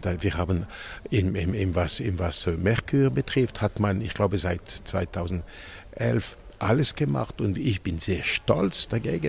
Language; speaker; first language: German; non-native, local second language; French